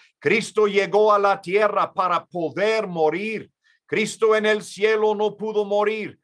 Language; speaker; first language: Spanish; non-native, fluent; English